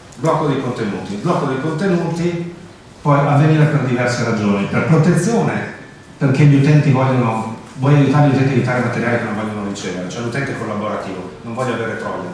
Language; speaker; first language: Italian; early bilingual, heritage; Italian